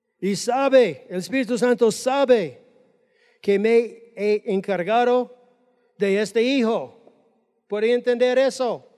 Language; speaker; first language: Spanish; non-native, fluent; English